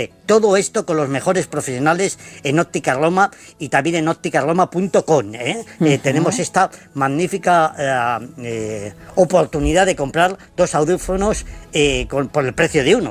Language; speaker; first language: Spanish; native; Spanish